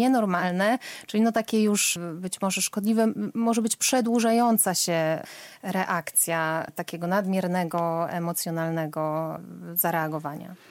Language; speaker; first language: Polish; native; Polish